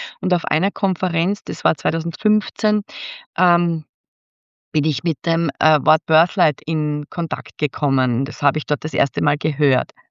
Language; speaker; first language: German; native; German